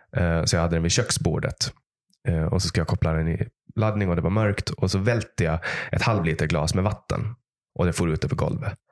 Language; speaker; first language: Swedish; native; Swedish